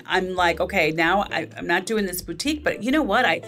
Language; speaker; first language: English; native; English